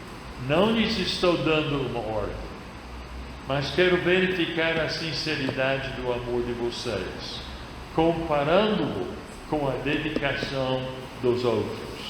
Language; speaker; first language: Portuguese; non-native, fluent; English